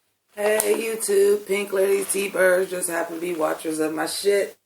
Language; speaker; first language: English; native; English